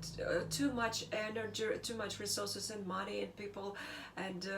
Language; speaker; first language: English; non-native, learner; Russian